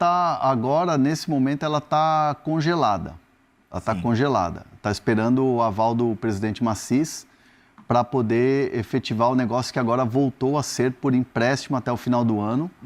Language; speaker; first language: Portuguese; native; Portuguese